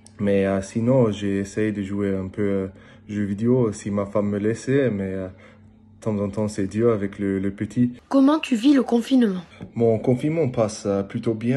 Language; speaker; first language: French; non-native, learner; English